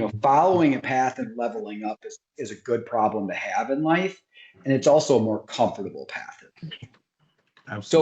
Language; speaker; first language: English; native; English